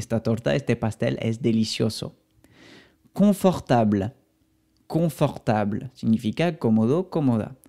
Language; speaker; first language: Spanish; non-native, fluent; French